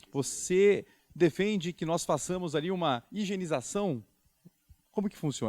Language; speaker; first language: Portuguese; native; Portuguese